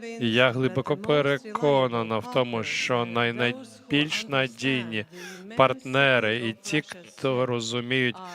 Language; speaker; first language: Ukrainian; non-native, fluent; Latvian